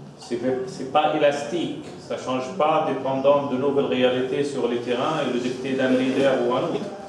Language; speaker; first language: French; non-native, fluent; Arabic